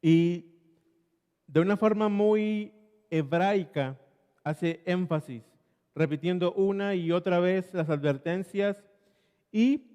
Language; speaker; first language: Spanish; native; Spanish